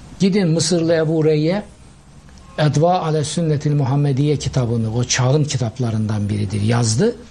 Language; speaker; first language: Turkish; native; Turkish